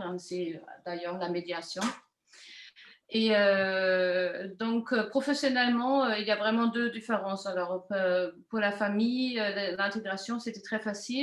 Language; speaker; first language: French; non-native, fluent; German